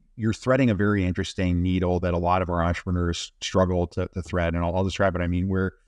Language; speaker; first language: English; native; English